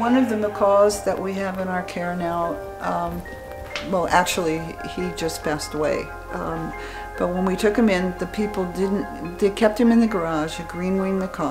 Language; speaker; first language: English; native; English